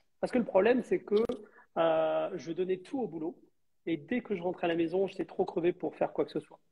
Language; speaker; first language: French; native; French